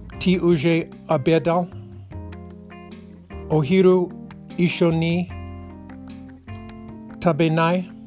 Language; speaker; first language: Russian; non-native, learner; Czech